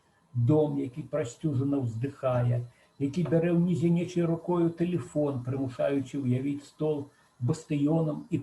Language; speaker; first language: Belarusian; native; Belarusian